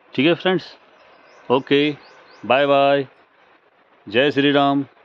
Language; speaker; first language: Hindi; native; Hindi